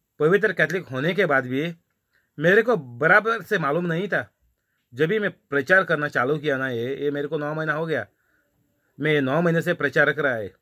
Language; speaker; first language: Hindi; non-native, local second language; Marathi